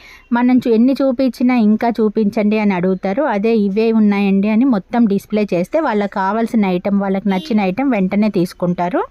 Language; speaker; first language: Telugu; native; Telugu